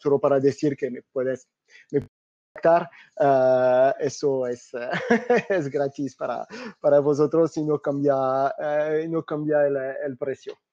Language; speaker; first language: Spanish; non-native, fluent; French